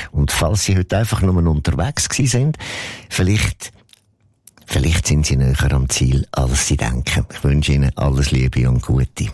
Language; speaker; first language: German; native; German